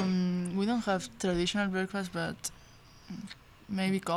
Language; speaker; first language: English; non-native, learner; Spanish